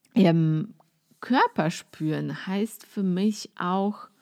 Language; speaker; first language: German; non-native, fluent; Polish